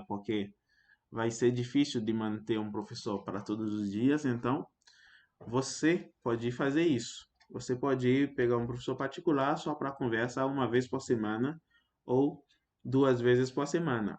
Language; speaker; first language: Portuguese; non-native, fluent; French